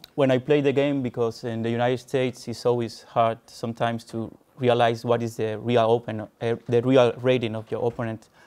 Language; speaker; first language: English; non-native, fluent; Spanish